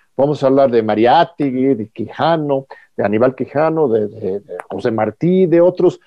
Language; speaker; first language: Spanish; native; Spanish